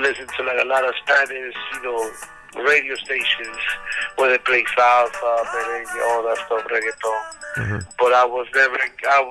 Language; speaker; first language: English; early bilingual, other home language; Spanish